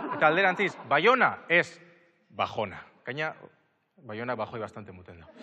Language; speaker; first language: Basque; native; Basque